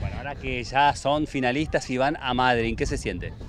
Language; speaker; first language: Spanish; native; Spanish